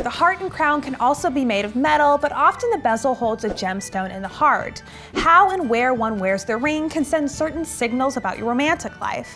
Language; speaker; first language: English; native; English